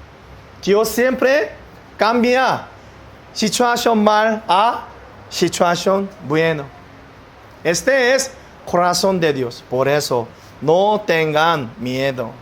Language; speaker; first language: Spanish; non-native, learner; Korean